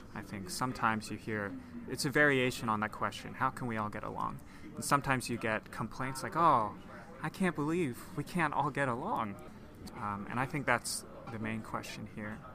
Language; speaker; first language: English; non-native, local second language; Cantonese